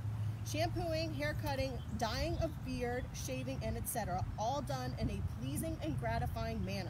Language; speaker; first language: English; native; English